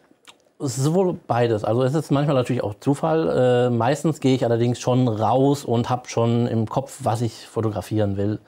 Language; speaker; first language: German; native; German